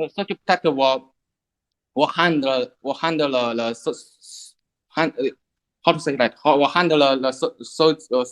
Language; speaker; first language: English; non-native, learner; Chinese